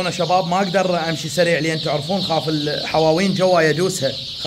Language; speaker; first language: Arabic; native; Arabic